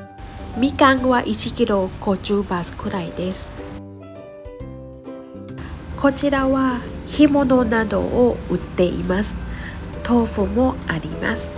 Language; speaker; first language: Japanese; non-native, fluent; Thai